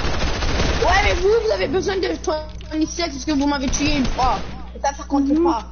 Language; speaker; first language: French; non-native, local second language; English